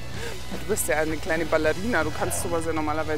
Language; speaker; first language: German; native; German